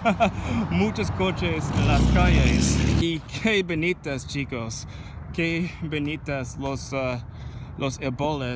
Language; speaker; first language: Spanish; non-native, learner; English